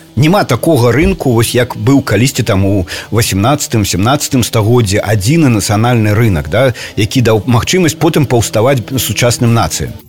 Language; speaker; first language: Belarusian; native; Belarusian